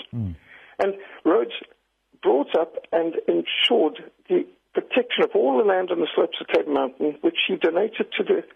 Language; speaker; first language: English; native; English